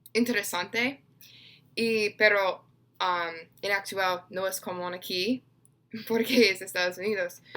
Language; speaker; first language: Spanish; non-native, learner; English